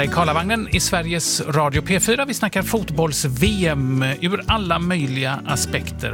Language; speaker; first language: Swedish; native; Swedish